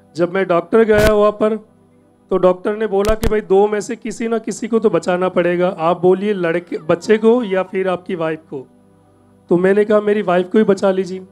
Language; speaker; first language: Hindi; native; Hindi